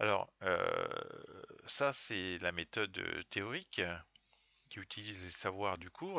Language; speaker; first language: French; native; French